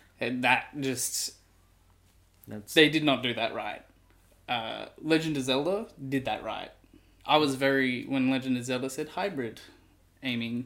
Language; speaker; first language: English; native; English